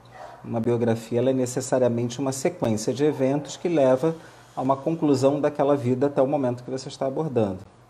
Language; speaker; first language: Portuguese; native; Portuguese